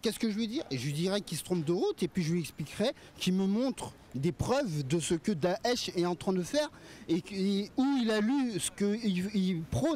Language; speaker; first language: French; early bilingual, other home language; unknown